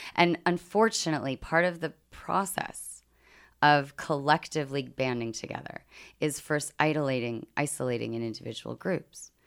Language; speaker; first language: English; native; English